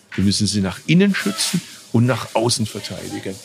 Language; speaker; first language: German; early bilingual, other home language; Turkish